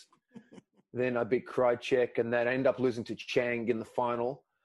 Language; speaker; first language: English; non-native, local second language; Greek